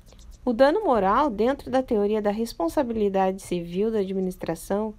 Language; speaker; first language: Portuguese; native; Portuguese